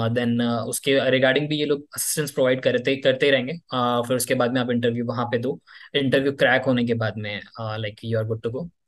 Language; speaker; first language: Hindi; native; Hindi